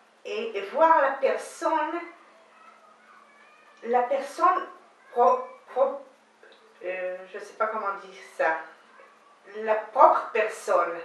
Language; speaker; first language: French; non-native, learner; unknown